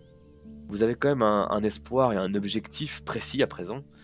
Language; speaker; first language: French; native; French